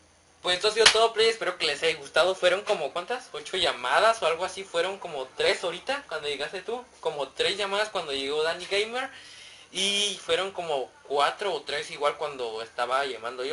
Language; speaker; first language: Spanish; native; Spanish